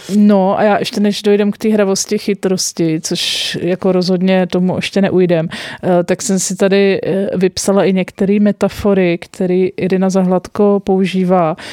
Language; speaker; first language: Czech; native; Czech